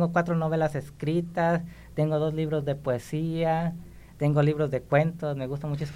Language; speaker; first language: Spanish; native; Spanish